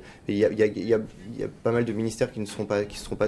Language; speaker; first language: French; native; French